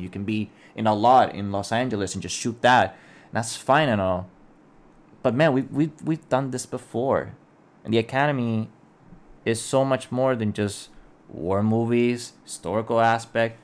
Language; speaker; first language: English; non-native, local second language; Spanish